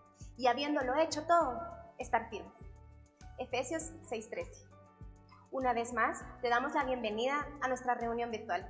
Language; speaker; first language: Spanish; native; Spanish